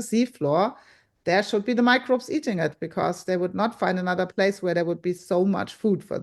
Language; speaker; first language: English; non-native, fluent; German